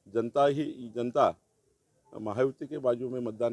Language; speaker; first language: Hindi; non-native, local second language; Marathi